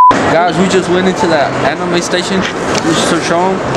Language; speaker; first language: English; early bilingual, other home language; Spanish